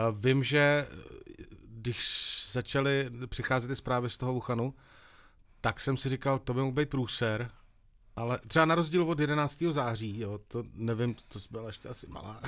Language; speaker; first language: Czech; native; Czech